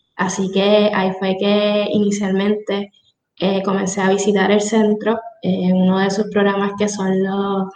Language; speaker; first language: Spanish; native; Spanish